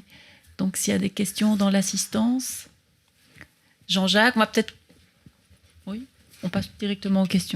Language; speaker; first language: French; native; French